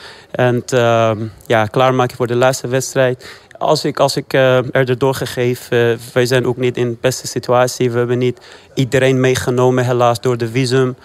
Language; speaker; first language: Dutch; non-native, fluent; Persian